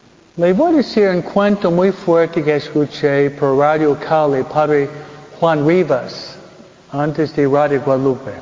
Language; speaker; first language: Spanish; non-native, fluent; English